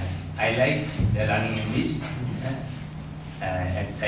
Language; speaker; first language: English; non-native, learner; Bangla